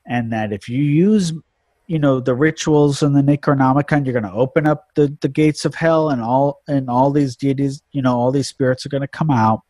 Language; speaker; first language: English; native; English